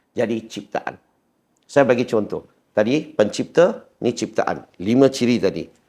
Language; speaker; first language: Malay; non-native, local second language; Chinese